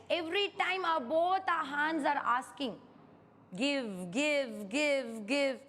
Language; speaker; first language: English; non-native, local second language; Kannada